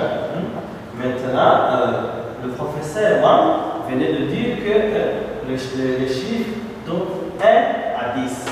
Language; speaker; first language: French; non-native, local second language; Rundi